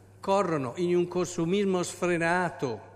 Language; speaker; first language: Italian; native; Italian